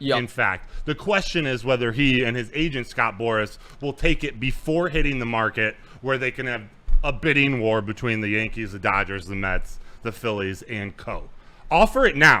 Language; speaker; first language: English; native; English